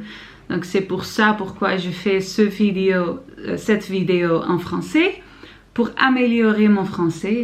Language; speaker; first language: French; non-native, learner; Dutch